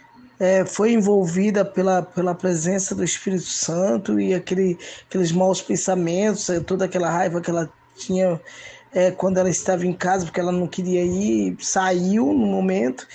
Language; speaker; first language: Portuguese; native; Portuguese